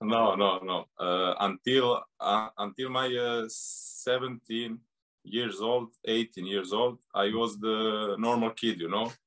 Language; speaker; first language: English; non-native, learner; Serbian